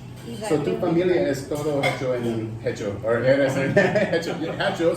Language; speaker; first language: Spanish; non-native, learner; English